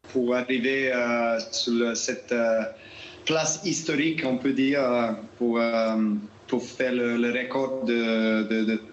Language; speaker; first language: French; non-native, learner; Serbian